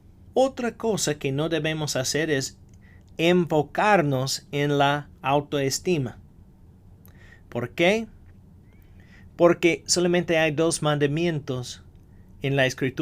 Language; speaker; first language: Spanish; non-native, fluent; English